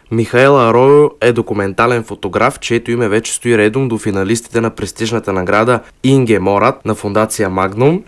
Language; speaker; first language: Bulgarian; native; Bulgarian